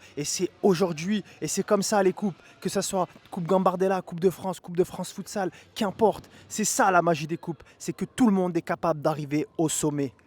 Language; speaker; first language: French; native; French